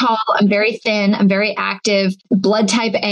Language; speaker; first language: English; native; English